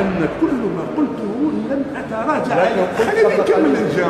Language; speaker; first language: Arabic; native; Arabic